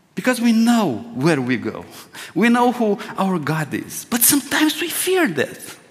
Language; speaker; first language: English; non-native, fluent; Romanian